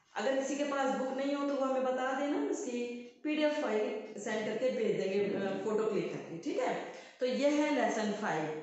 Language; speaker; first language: Hindi; native; Hindi